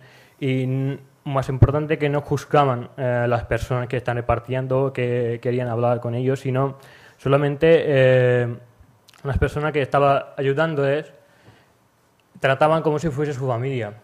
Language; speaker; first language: Spanish; non-native, learner; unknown